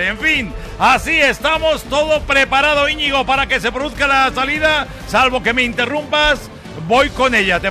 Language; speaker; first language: Spanish; native; Spanish